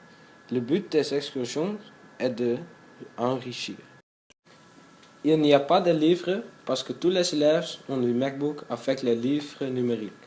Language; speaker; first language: French; non-native, learner; Dutch